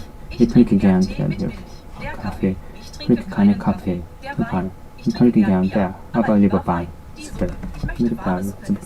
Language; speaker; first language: German; non-native, learner; Japanese